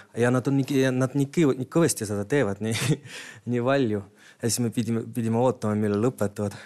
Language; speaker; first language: Estonian; non-native, local second language; Russian